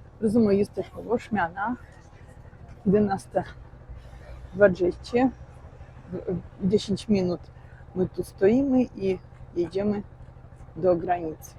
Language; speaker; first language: Polish; non-native, fluent; Russian